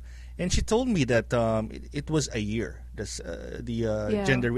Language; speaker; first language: English; non-native, local second language; Filipino